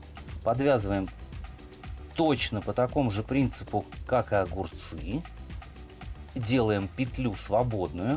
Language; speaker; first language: Russian; native; Russian